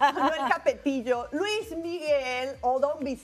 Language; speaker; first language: Spanish; native; Spanish